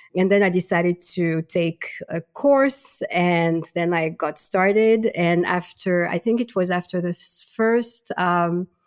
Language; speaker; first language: English; non-native, fluent; Malagasy